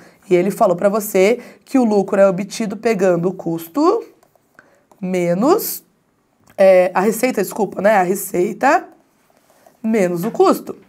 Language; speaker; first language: Portuguese; native; Portuguese